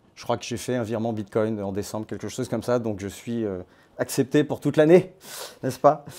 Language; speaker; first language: French; native; French